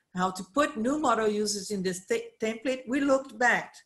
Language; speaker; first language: English; non-native, fluent; Portuguese